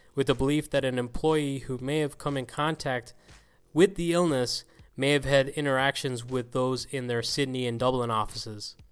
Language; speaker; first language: English; native; English